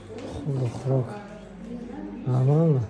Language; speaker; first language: Russian; non-native, learner; Tajik